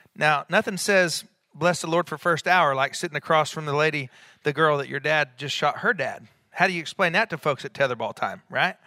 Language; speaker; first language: English; native; English